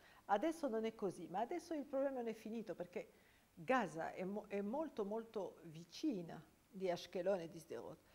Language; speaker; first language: Italian; non-native, fluent; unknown